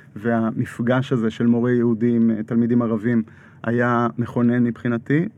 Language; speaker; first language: Hebrew; native; Hebrew